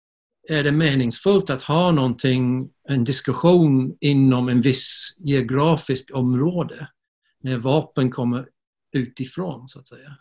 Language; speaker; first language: Swedish; non-native, fluent; English